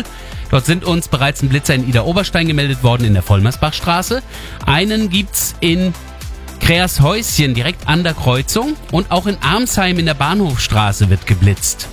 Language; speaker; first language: German; native; German